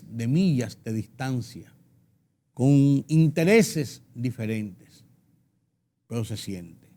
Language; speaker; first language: Spanish; native; Spanish